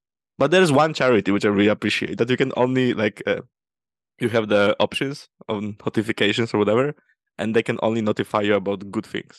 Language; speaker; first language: English; non-native, fluent; Polish